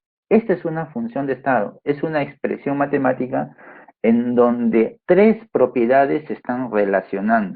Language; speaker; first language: Spanish; native; Spanish